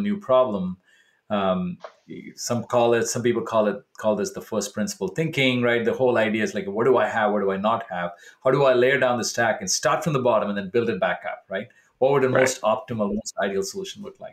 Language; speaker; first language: English; non-native, local second language; Tamil